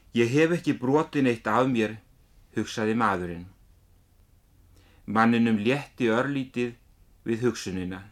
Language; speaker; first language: Icelandic; native; Icelandic